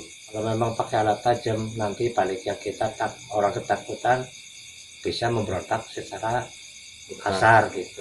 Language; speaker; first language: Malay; non-native, local second language; Javanese